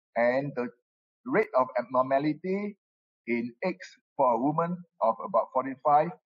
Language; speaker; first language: English; non-native, local second language; Min Nan Chinese